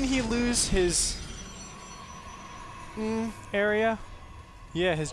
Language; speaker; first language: English; native; English